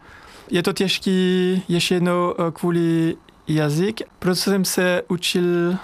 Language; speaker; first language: Czech; non-native, learner; French